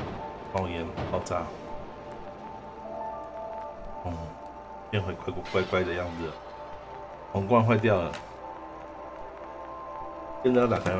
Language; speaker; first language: Chinese; native; Chinese